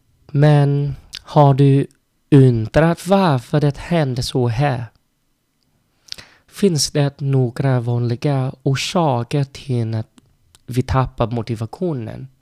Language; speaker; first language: Swedish; non-native, learner; Vietnamese